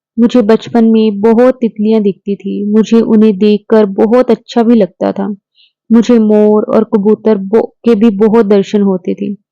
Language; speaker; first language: Hindi; native; Hindi